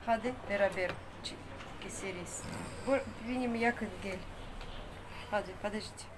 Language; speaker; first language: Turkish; non-native, learner; Russian